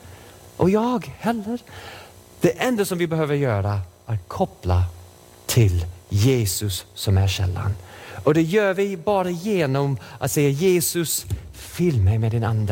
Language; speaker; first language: Swedish; non-native, fluent; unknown